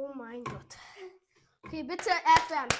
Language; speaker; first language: German; early bilingual, other home language; Persian